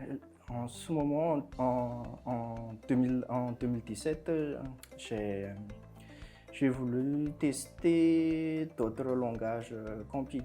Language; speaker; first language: French; non-native, local second language; Malagasy